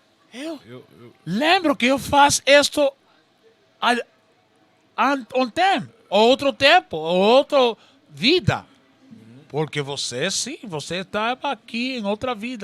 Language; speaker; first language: Portuguese; non-native, learner; Spanish